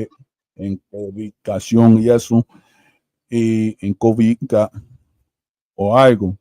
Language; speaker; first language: Spanish; early bilingual, heritage; Spanish